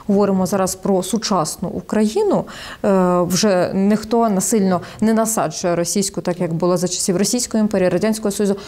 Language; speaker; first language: Ukrainian; native; Ukrainian